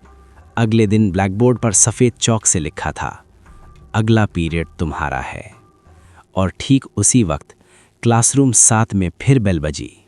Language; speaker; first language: Hindi; native; Hindi